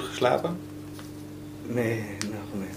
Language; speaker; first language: Dutch; non-native, learner; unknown